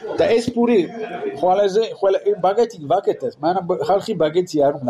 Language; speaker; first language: Georgian; non-native, learner; French